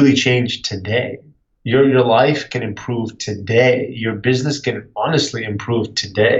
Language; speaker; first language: English; native; English